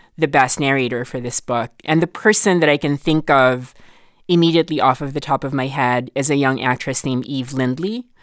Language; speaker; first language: English; non-native, local second language; Filipino